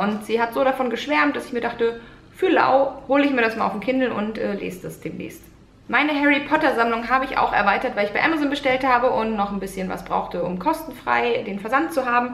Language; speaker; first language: German; native; German